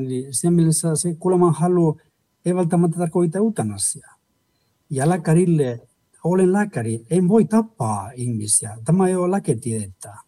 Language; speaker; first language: Finnish; non-native, fluent; Spanish